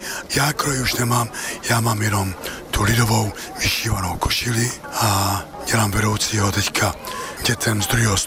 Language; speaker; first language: Czech; native; Czech